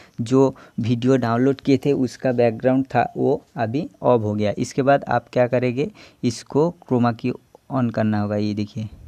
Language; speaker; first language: Hindi; non-native, local second language; Bangla